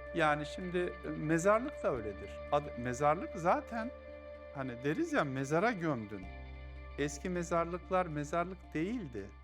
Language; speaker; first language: Turkish; native; Turkish